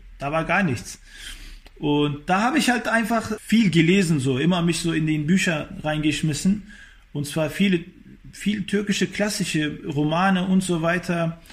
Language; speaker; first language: German; early bilingual, other home language; Turkish